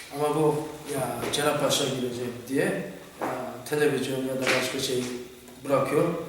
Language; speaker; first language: Turkish; non-native, fluent; Korean